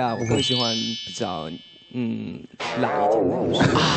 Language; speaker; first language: Chinese; non-native, fluent; English